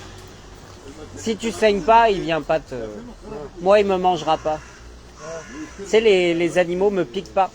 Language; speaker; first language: French; native; French